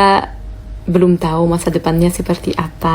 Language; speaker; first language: Indonesian; non-native, learner; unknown